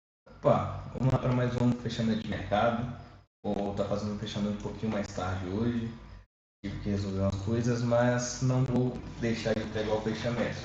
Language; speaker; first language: Portuguese; native; Portuguese